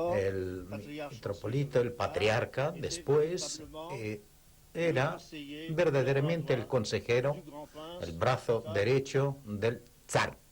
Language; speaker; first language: Spanish; non-native, fluent; Russian